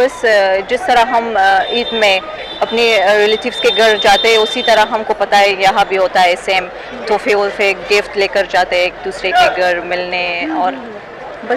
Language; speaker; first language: Hindi; non-native, fluent; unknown